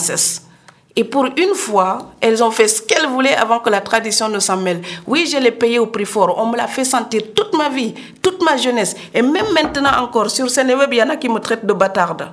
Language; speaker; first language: French; non-native, local second language; Serer